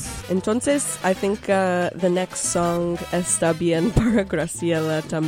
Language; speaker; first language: Spanish; non-native, local second language; English